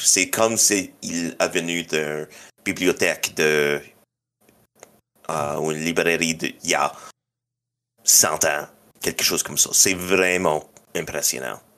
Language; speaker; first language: French; non-native, local second language; English